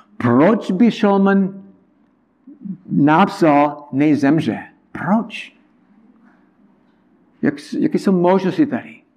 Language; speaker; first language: Czech; non-native, learner; English